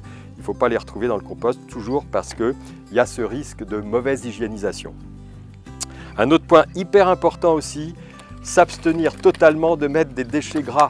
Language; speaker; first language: French; native; French